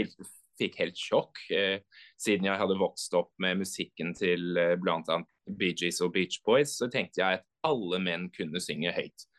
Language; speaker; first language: Norwegian; non-native, fluent; English